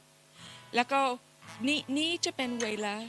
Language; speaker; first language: Thai; non-native, fluent; English